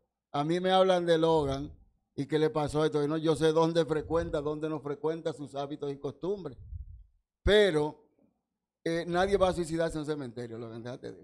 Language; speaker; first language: Spanish; native; Spanish